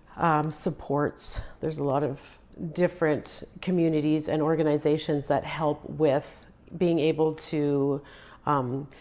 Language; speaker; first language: English; non-native, fluent; Croatian